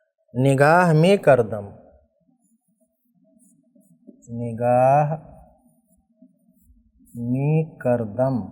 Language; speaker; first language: Persian; non-native, fluent; Urdu